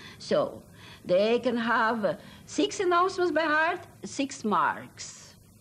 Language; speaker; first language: English; non-native, fluent; Russian